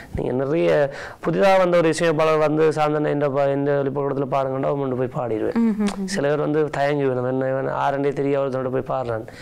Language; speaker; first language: Tamil; native; Tamil